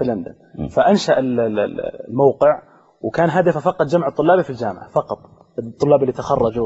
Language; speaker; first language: Arabic; native; Arabic